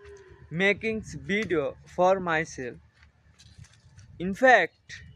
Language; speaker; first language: English; non-native, learner; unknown